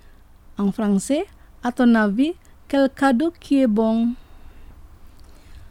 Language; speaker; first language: French; non-native, fluent; Indonesian